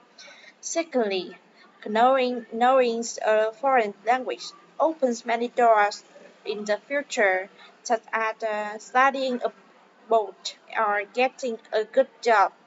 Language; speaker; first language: English; non-native, learner; Vietnamese